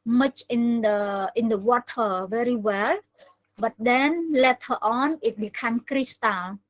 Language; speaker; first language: English; non-native, learner; Khmer